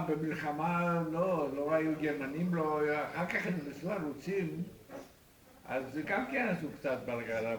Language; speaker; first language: Hebrew; non-native, fluent; Romanian